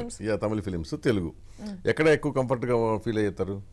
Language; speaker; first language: Telugu; native; Telugu